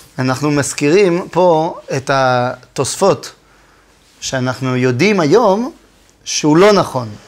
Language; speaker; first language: Hebrew; non-native, fluent; French